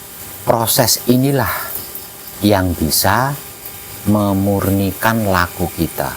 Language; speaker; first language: Indonesian; non-native, local second language; Javanese